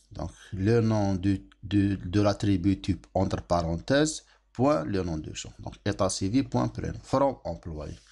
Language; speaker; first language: French; non-native, local second language; Arabic